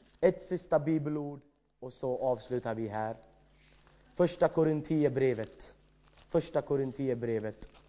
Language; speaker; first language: Swedish; non-native, fluent; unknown